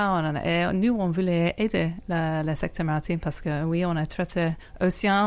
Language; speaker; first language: French; non-native, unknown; English